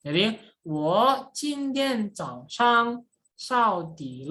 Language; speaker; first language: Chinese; non-native, fluent; Indonesian